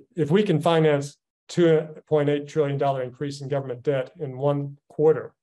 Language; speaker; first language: English; native; English